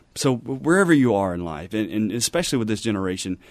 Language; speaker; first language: English; native; English